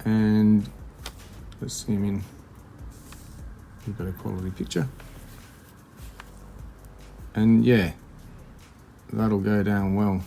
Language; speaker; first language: English; native; English